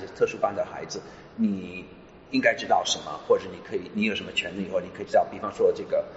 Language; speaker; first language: Chinese; non-native, fluent; English